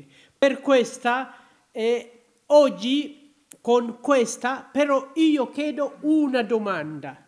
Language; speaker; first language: Italian; non-native, learner; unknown